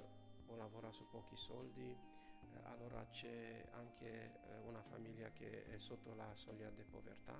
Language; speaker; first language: Italian; non-native, fluent; Romanian